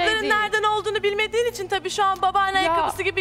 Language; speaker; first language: Turkish; native; Turkish